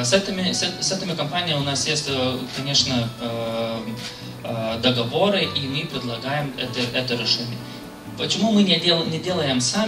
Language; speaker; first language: Russian; non-native, fluent; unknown